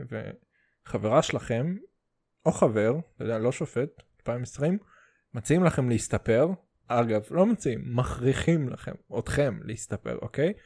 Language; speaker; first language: Hebrew; early bilingual, other home language; Russian